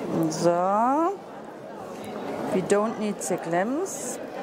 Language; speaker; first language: English; non-native, learner; German